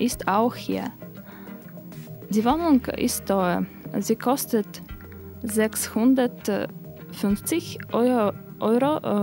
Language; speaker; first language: German; non-native, learner; Russian